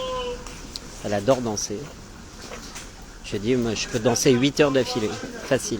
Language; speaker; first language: French; native; French